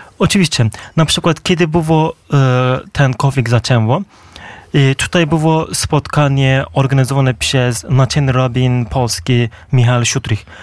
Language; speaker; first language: Polish; non-native, fluent; Turkish